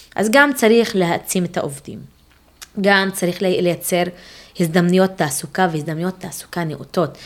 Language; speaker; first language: Hebrew; non-native, local second language; Arabic